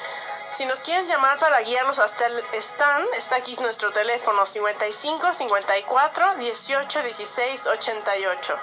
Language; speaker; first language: Spanish; native; Spanish